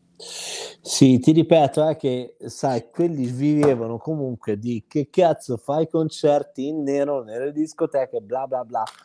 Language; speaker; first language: Italian; native; Italian